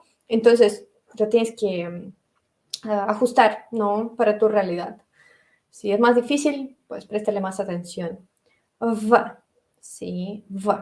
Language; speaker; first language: Spanish; non-native, fluent; Russian